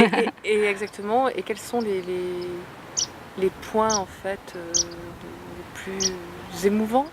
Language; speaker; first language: French; native; French